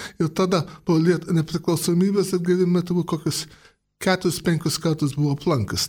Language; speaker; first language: Lithuanian; early bilingual, heritage; Lithuanian